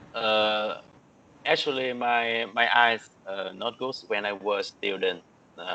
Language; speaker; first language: English; non-native, learner; Vietnamese